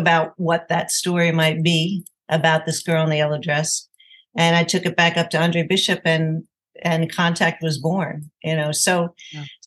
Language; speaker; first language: English; native; English